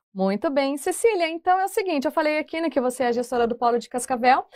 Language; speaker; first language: Portuguese; native; Portuguese